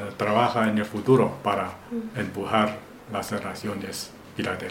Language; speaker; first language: Spanish; non-native, fluent; Chinese